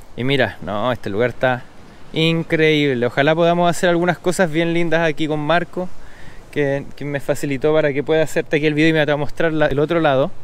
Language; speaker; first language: Spanish; native; Spanish